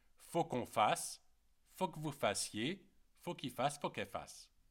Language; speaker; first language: French; native; French